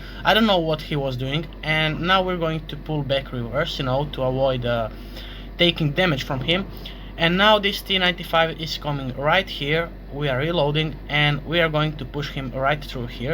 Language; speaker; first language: English; non-native, fluent; Croatian